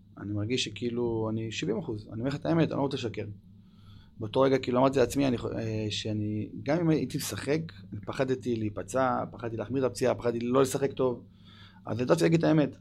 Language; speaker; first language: Hebrew; early bilingual, other home language; English